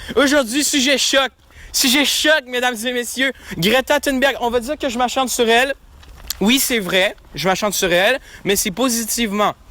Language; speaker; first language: French; native; French